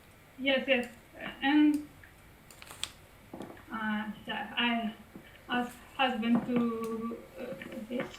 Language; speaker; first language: English; non-native, learner; Russian